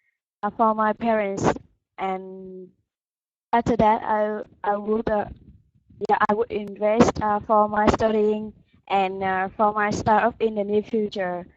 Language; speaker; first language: English; non-native, learner; Vietnamese